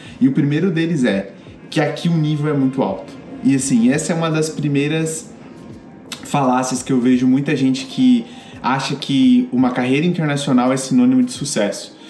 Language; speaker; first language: Portuguese; native; Portuguese